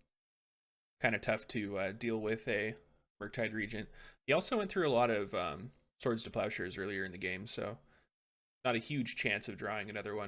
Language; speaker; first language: English; native; English